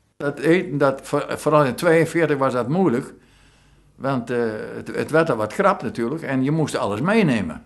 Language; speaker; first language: Dutch; native; Dutch